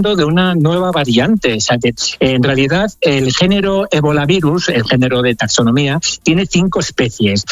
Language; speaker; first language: Spanish; native; Spanish